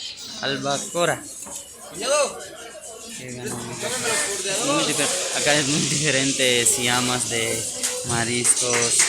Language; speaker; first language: Spanish; non-native, learner; Urdu